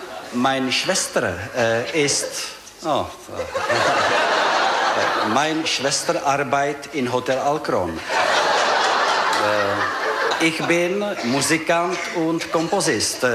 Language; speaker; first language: German; non-native, learner; Czech